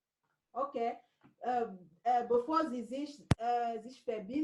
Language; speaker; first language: German; non-native, fluent; French